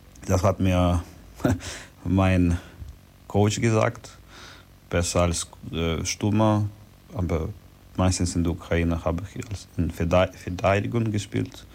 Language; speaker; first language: German; non-native, learner; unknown